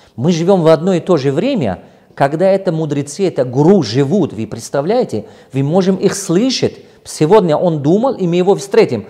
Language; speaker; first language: Russian; non-native, local second language; Tajik